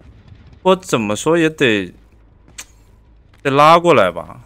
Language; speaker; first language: Chinese; native; Chinese